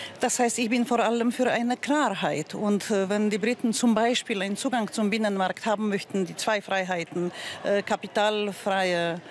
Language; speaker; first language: German; non-native, fluent; Polish